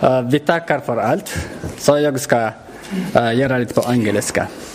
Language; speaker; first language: Swedish; non-native, learner; Tigrinya